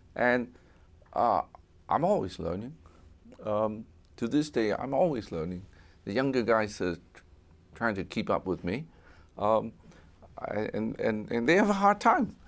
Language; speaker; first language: English; non-native, local second language; Cantonese